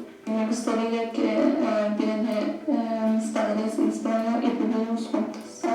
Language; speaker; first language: Spanish; non-native, learner; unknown